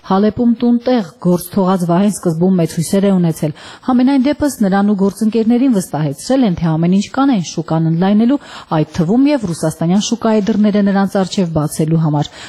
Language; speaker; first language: Armenian; native; Armenian